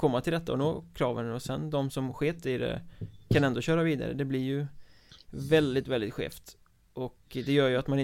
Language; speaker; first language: Swedish; native; Swedish